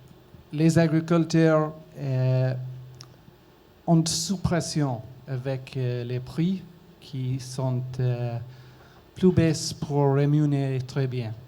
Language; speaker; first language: French; non-native, learner; English